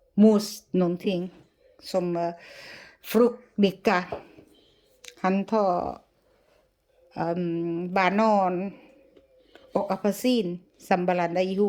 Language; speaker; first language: Swedish; non-native, learner; Thai